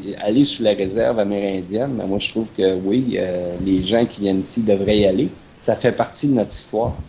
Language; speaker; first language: French; native; French